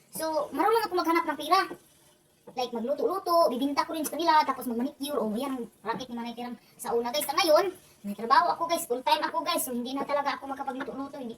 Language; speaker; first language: Filipino; non-native, local second language; Cebuano